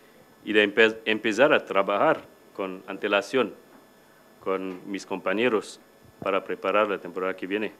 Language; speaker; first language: Spanish; non-native, fluent; English